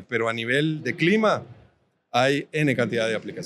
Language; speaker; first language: Spanish; native; Spanish